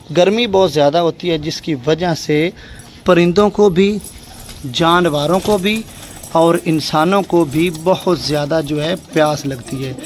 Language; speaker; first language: Urdu; native; Urdu